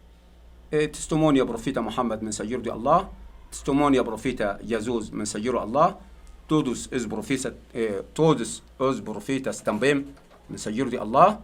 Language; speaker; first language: Portuguese; non-native, learner; Arabic